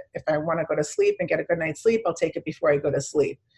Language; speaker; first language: English; native; English